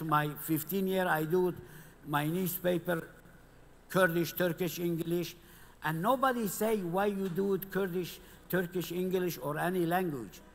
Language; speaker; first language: English; non-native, learner; Kurdish